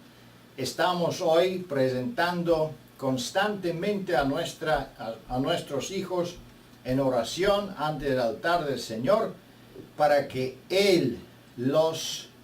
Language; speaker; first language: Spanish; non-native, fluent; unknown